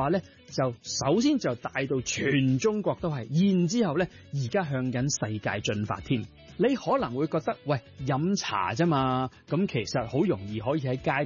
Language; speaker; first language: Cantonese; native; Cantonese